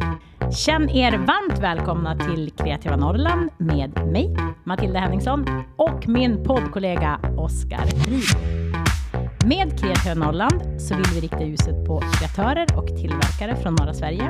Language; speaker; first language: Swedish; native; Swedish